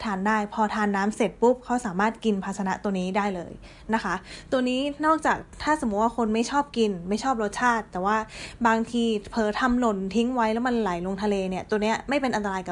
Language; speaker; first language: Thai; native; Thai